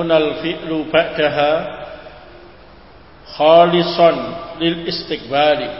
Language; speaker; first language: Arabic; non-native, learner; Indonesian